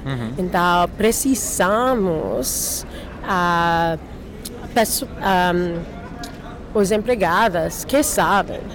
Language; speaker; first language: Portuguese; non-native, learner; English